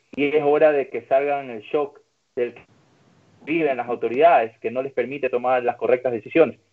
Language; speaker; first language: Spanish; native; Spanish